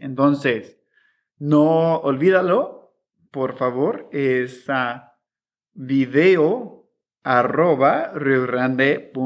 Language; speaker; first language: Spanish; non-native, fluent; English